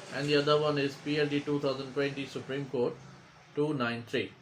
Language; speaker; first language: English; non-native, local second language; Urdu